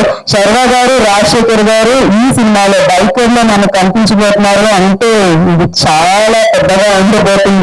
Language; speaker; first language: Telugu; native; Telugu